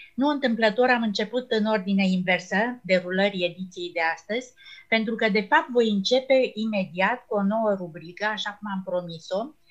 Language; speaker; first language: Romanian; native; Romanian